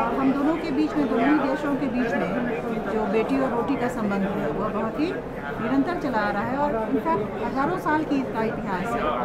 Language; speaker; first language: Hindi; non-native, local second language; Maithili